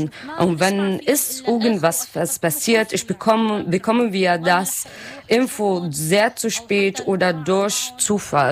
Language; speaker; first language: German; non-native, learner; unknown